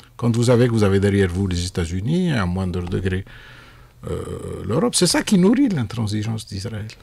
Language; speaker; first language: French; non-native, local second language; Arabic